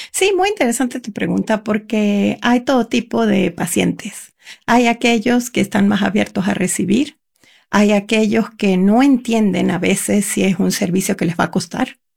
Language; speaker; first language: Spanish; native; Spanish